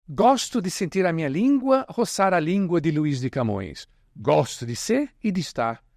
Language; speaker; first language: Portuguese; native; Portuguese